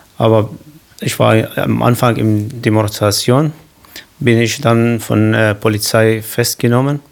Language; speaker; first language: German; non-native, learner; Kurdish